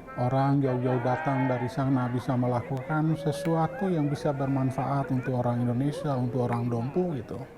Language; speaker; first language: Indonesian; native; Indonesian